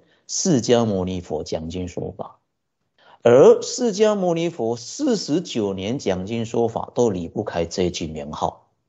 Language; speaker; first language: Chinese; native; Chinese